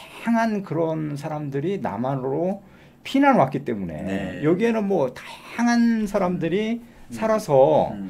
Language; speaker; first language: Korean; native; Korean